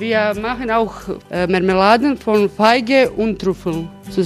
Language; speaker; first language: German; non-native, learner; Croatian